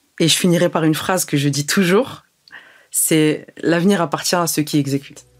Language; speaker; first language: French; early bilingual, other home language; Arabic